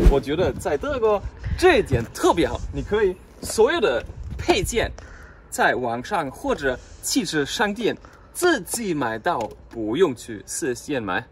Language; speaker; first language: Chinese; non-native, fluent; German